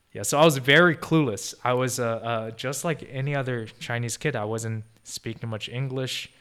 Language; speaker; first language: English; non-native, fluent; Chinese